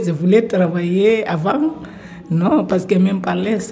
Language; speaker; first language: French; non-native, learner; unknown